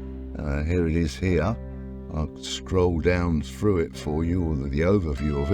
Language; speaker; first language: English; native; English